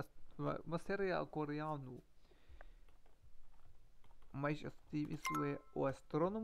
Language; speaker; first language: Portuguese; non-native, learner; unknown